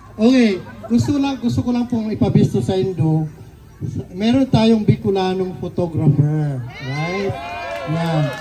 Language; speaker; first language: Filipino; non-native, local second language; Bikol